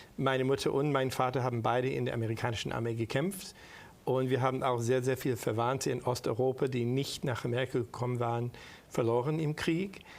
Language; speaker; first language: German; non-native, fluent; English